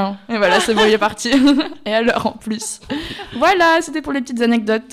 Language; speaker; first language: French; native; French